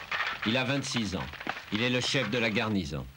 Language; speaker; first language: French; native; French